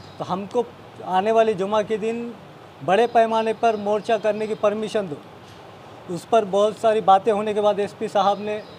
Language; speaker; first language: Hindi; non-native, local second language; Urdu